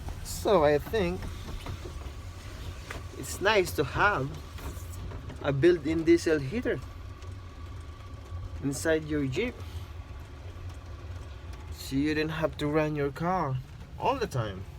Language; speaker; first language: English; non-native, local second language; Filipino